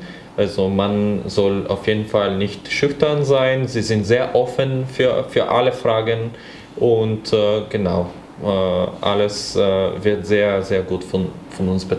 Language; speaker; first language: German; non-native, fluent; Bulgarian